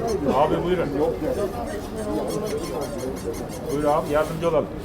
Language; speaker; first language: Turkish; native; Turkish